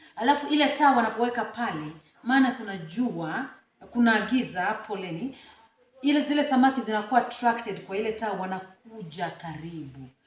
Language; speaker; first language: Swahili; non-native, local second language; Luo (Kenya and Tanzania)